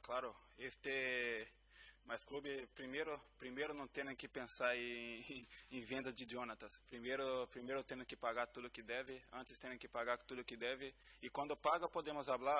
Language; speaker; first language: Spanish; non-native, learner; Portuguese